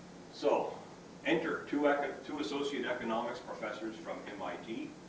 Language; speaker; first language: English; native; English